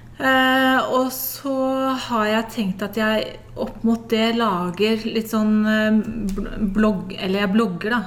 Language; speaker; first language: Norwegian; native; Norwegian